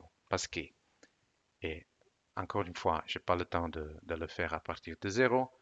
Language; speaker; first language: French; non-native, fluent; Italian